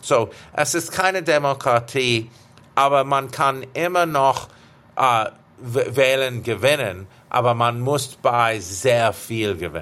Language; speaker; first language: German; non-native, fluent; English